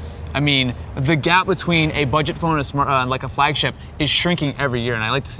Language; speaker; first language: English; native; English